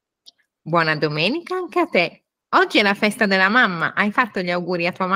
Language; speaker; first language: Italian; native; Italian